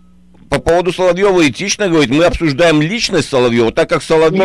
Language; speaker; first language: Russian; native; Russian